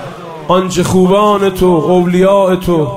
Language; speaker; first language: Persian; native; Persian